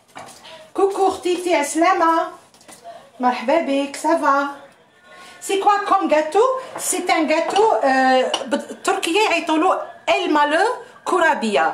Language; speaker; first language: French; non-native, local second language; Arabic